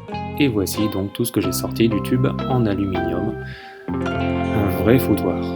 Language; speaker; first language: French; native; French